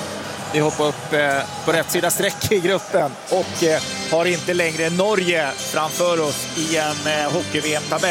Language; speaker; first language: Swedish; native; Swedish